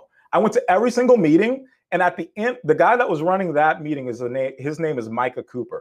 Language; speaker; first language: English; native; English